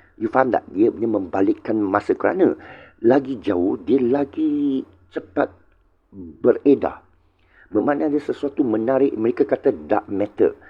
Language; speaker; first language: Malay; non-native, local second language; Chinese